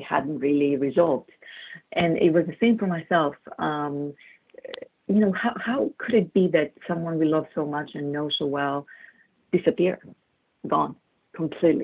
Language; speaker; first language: English; non-native, fluent; Greek